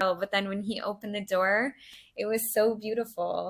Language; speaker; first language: English; native; English